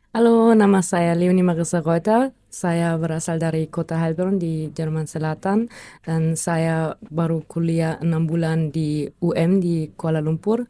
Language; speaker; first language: Indonesian; non-native, learner; German